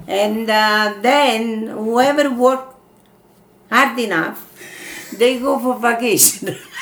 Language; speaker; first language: English; non-native, fluent; Italian